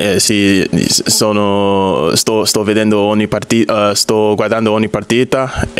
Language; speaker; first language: Italian; non-native, fluent; English